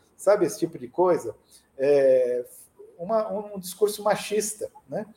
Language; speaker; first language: Portuguese; native; Portuguese